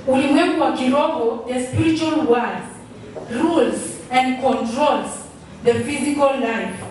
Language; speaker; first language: English; non-native, local second language; Swahili